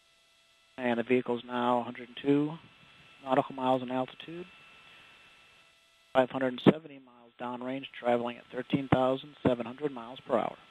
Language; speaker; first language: English; native; English